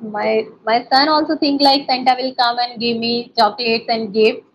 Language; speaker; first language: English; non-native, local second language; Hindi